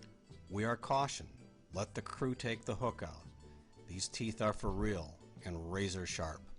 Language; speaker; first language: English; native; English